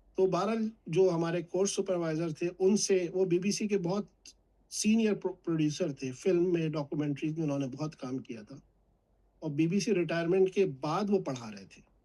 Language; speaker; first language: Urdu; native; Urdu